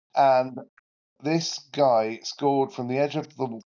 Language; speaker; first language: English; native; English